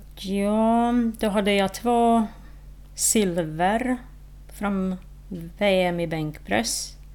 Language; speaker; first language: Swedish; non-native, fluent; Slovak